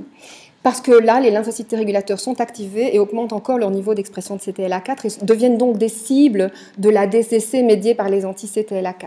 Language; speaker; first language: French; native; French